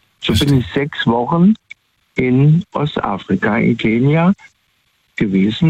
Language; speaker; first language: German; native; German